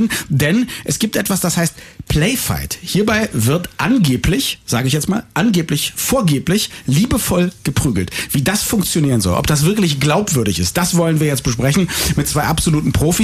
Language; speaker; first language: German; native; German